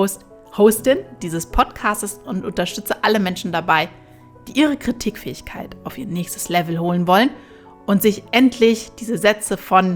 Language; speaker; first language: German; native; German